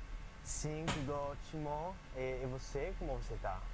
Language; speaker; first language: Portuguese; non-native, learner; English